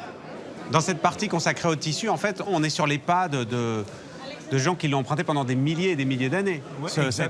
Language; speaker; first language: French; native; French